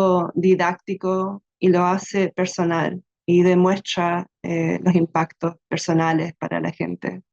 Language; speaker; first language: Spanish; non-native, fluent; English